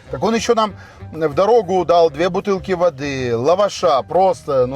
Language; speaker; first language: Russian; native; Russian